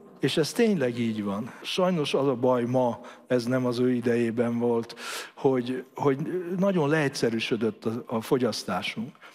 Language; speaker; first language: Hungarian; native; Hungarian